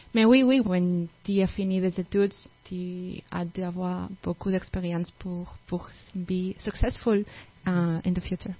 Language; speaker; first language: French; non-native, learner; Spanish